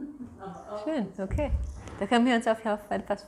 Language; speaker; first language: German; native; German